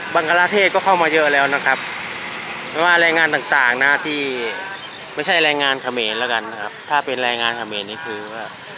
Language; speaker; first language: Thai; native; Thai